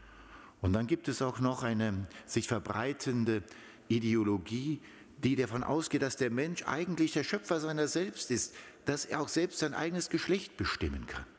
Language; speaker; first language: German; native; German